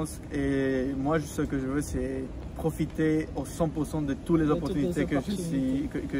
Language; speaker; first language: French; non-native, fluent; Spanish